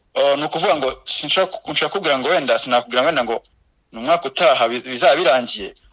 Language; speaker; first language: Kinyarwanda; native; Kinyarwanda